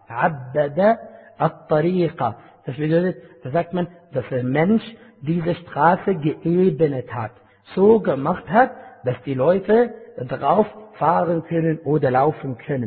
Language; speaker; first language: German; non-native, fluent; Arabic